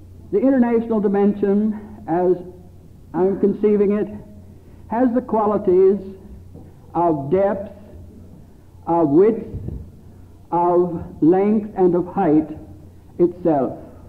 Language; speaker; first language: English; native; English